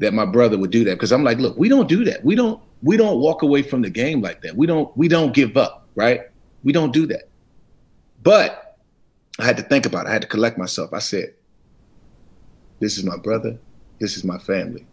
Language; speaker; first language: English; native; English